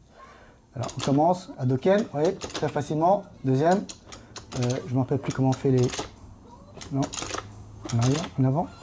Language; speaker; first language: French; native; French